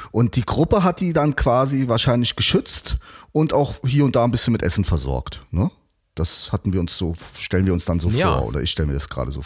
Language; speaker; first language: German; native; German